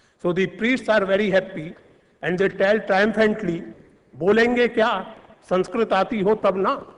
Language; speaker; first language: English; non-native, local second language; Hindi